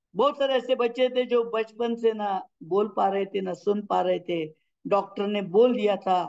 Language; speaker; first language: Hindi; non-native, local second language; Marathi